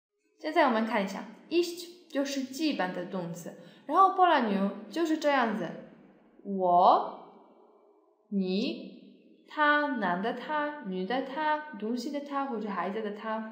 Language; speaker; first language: Chinese; non-native, fluent; Polish